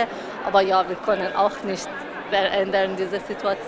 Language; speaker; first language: German; non-native, learner; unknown